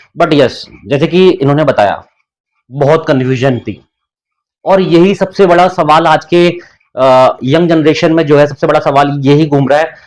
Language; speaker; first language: Hindi; native; Hindi